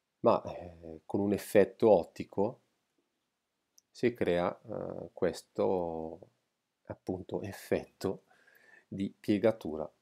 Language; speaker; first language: Italian; native; Italian